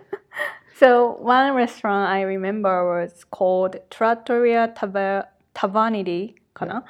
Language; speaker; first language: English; non-native, fluent; Japanese